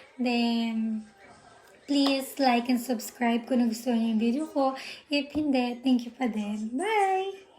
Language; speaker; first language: Filipino; native; Filipino